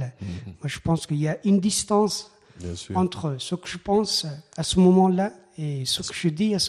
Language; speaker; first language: French; non-native, fluent; Persian